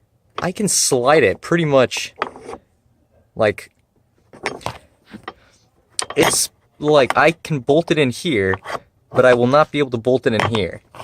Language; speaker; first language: English; native; English